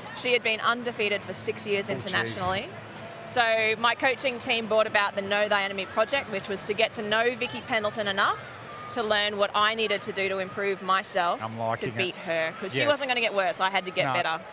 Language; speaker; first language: English; native; English